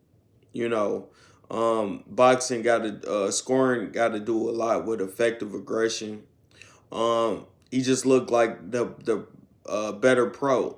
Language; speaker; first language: English; native; English